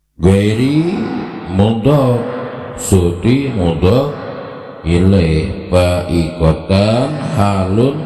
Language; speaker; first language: Arabic; non-native, fluent; Sundanese